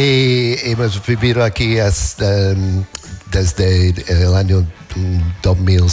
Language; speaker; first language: Spanish; non-native, learner; English